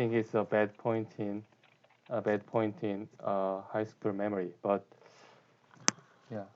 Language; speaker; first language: English; non-native, learner; Korean